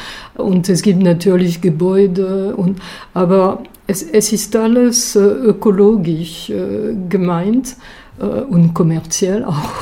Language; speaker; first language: German; non-native, fluent; French